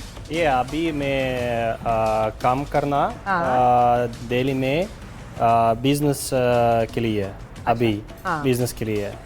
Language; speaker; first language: Hindi; non-native, learner; Russian